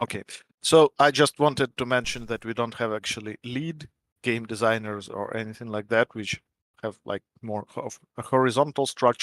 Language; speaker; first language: English; non-native, fluent; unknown